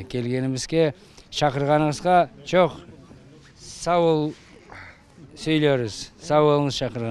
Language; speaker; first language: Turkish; non-native, learner; Kazakh